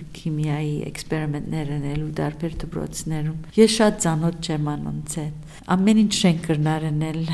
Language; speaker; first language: Armenian; early bilingual, heritage; Armenian